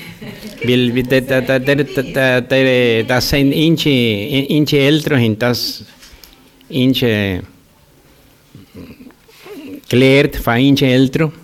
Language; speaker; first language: German; early bilingual, heritage; German